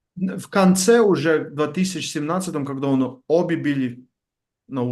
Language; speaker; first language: Russian; non-native, learner; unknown